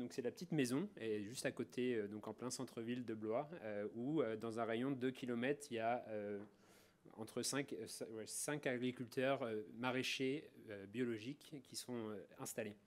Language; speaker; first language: French; native; French